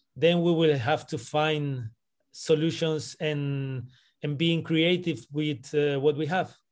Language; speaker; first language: English; non-native, fluent; Spanish